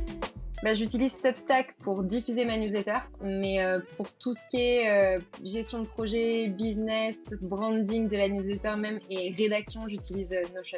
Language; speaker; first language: French; native; French